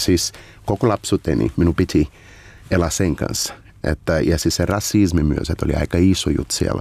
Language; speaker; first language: Finnish; non-native, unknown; Portuguese